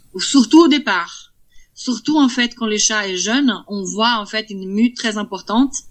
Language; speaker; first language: French; non-native, fluent; Portuguese